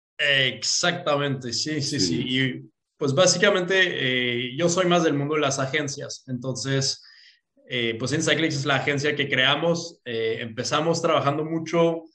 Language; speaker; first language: Spanish; non-native, fluent; English